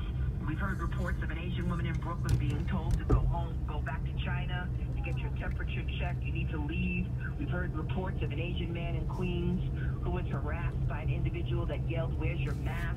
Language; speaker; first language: English; native; English